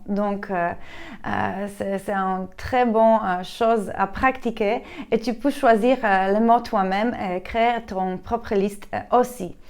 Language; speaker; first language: French; non-native, fluent; Polish